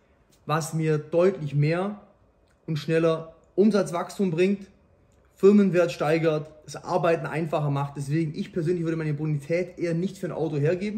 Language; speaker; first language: German; native; German